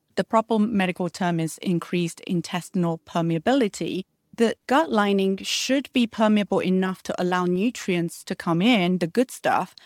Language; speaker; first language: English; early bilingual, other home language; Chinese